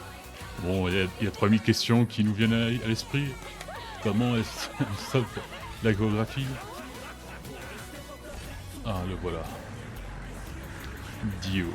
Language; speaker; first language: French; native; French